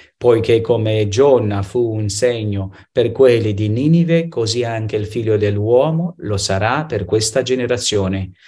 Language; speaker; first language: Italian; non-native, fluent; Spanish